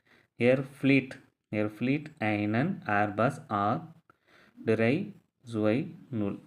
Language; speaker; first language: German; non-native, learner; Tamil